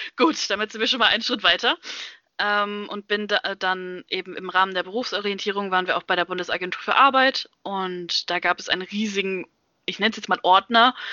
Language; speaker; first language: German; native; German